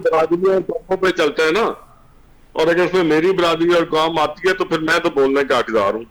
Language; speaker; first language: Urdu; non-native, local second language; Punjabi